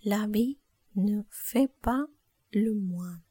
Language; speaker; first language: French; non-native, learner; Spanish